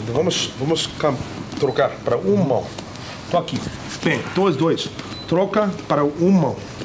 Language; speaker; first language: Portuguese; non-native, learner; English